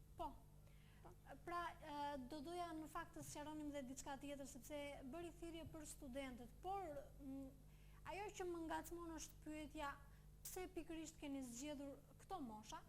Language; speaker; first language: Albanian; native; Albanian